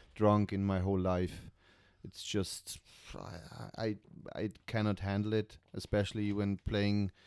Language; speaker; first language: English; non-native, fluent; German